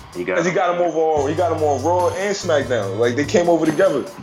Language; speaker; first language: English; native; English